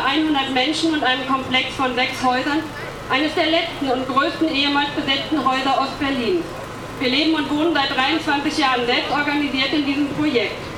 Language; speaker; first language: German; native; German